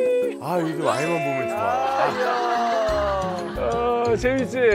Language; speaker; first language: Korean; native; Korean